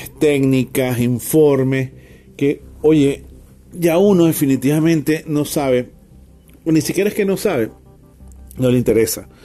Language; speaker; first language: Spanish; native; Spanish